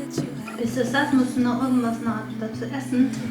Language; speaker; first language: German; non-native, learner; Korean